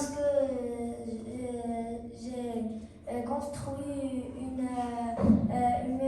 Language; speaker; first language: French; non-native, learner; Arabic